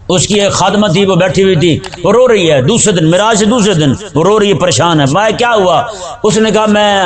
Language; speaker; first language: Urdu; non-native, local second language; Punjabi